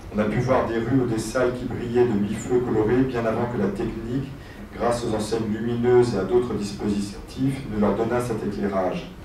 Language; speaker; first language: French; native; French